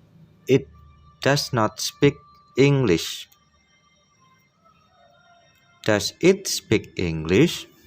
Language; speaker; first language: English; non-native, fluent; Indonesian